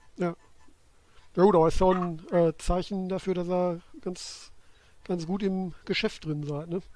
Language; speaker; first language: German; native; German